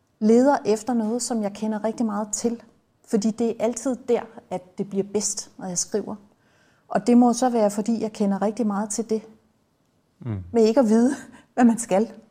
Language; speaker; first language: Danish; native; Danish